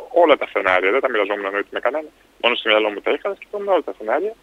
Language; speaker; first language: Greek; early bilingual, other home language; Russian